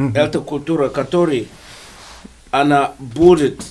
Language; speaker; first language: Russian; non-native, learner; English